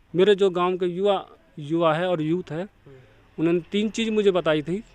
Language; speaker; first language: Hindi; native; Hindi